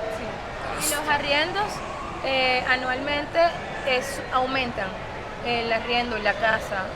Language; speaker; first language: Spanish; native; Spanish